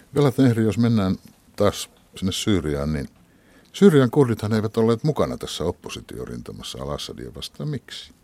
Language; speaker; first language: Finnish; non-native, fluent; Kurdish